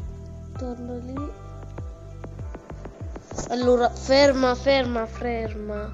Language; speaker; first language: Italian; early bilingual, other home language; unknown